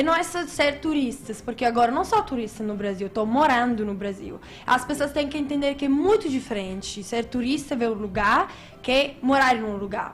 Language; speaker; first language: Portuguese; non-native, fluent; Italian